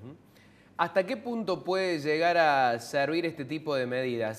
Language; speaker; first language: Spanish; native; Spanish